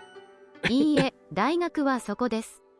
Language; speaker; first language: Japanese; non-native, learner; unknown